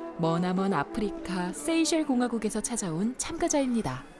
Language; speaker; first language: Korean; native; Korean